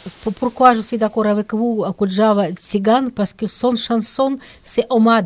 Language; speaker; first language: French; non-native, learner; Russian